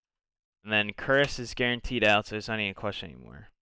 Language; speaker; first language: English; native; English